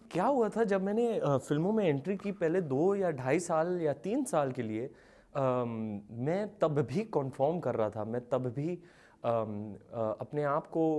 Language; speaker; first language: Hindi; native; Hindi